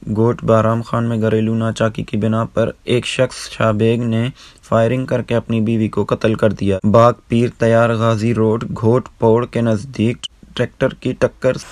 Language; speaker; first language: Urdu; non-native, local second language; Baluchi